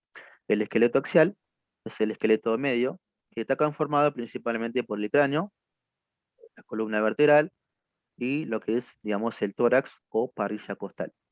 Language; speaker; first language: Spanish; native; Spanish